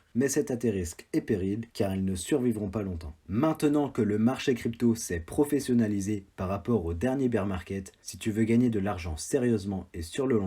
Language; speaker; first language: French; native; French